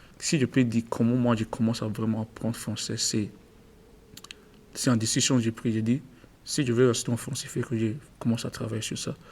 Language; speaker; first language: French; non-native, learner; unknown